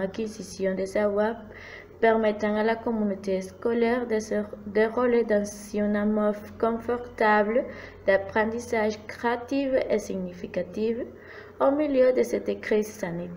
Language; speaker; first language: French; non-native, fluent; Spanish